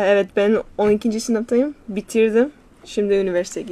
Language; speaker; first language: Turkish; non-native, learner; English